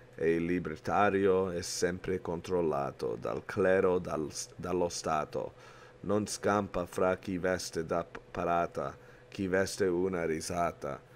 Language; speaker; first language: Italian; early bilingual, heritage; English